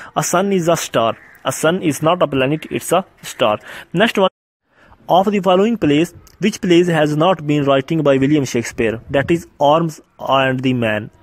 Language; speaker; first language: English; non-native, local second language; Urdu